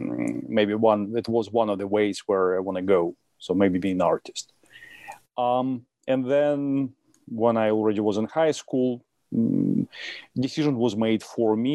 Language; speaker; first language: English; non-native, fluent; Russian